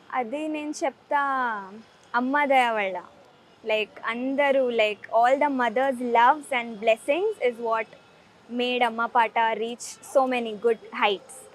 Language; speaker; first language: Telugu; early bilingual, heritage; Telugu